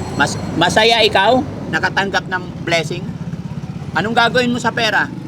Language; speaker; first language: Filipino; native; Filipino